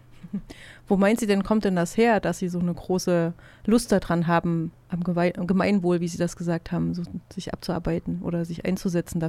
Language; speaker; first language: German; native; German